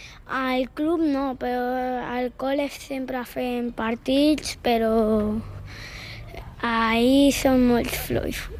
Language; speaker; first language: Catalan; non-native, local second language; Spanish